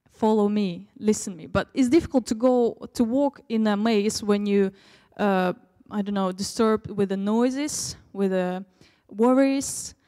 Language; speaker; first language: English; early bilingual, other home language; Russian